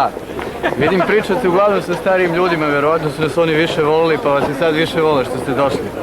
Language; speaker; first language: Croatian; native; Croatian